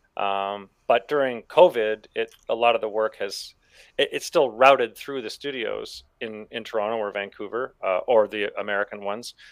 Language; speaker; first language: English; native; English